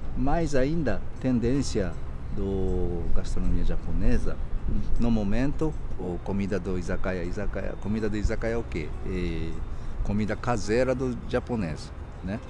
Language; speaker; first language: Portuguese; non-native, learner; Japanese